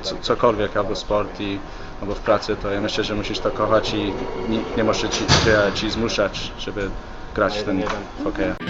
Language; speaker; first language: Polish; early bilingual, heritage; English